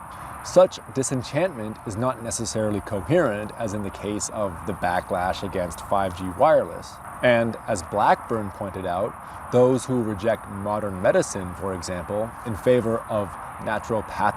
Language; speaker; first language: English; native; English